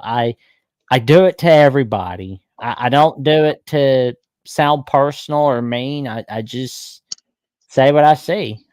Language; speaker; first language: English; native; English